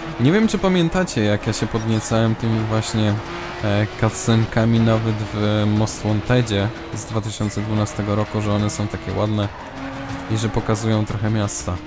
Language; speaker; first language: Polish; native; Polish